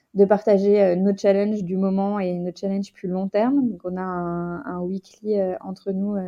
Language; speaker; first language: French; native; French